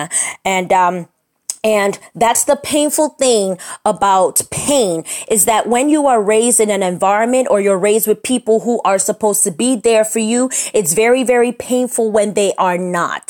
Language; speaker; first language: English; native; English